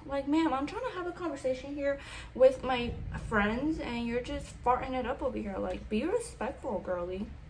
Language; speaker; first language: English; early bilingual, other home language; Spanish